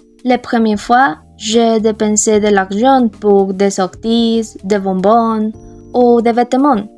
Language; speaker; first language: French; non-native, learner; Spanish